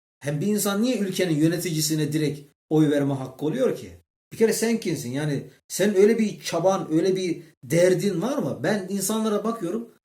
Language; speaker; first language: Turkish; early bilingual, heritage; Turkish